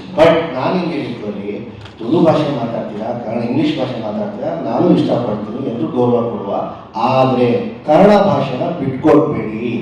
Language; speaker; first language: Kannada; non-native, local second language; Urdu